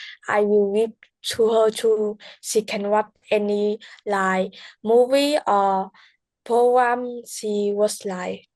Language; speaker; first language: English; non-native, learner; Vietnamese